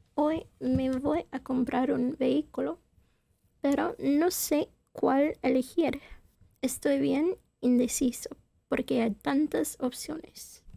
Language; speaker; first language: Spanish; non-native, fluent; English